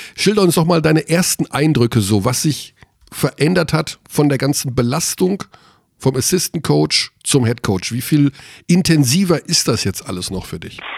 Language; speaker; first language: German; native; German